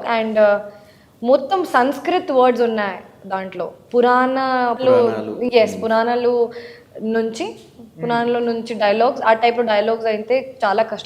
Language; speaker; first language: Telugu; non-native, learner; Hindi